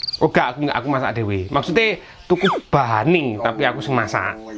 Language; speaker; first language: Javanese; non-native, local second language; English